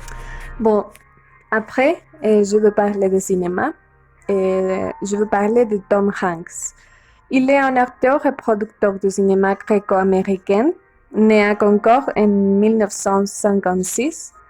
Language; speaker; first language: French; non-native, learner; Spanish